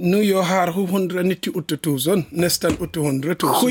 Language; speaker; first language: Swedish; non-native, learner; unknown